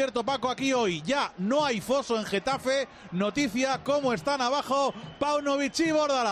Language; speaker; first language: Spanish; native; Spanish